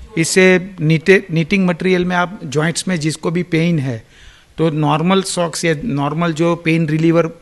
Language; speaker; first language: Hindi; non-native, local second language; Gujarati